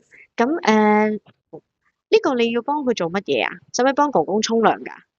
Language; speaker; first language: Cantonese; native; Cantonese